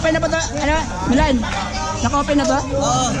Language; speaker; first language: Filipino; native; Filipino